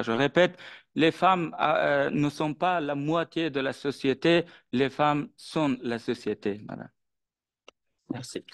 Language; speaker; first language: French; non-native, fluent; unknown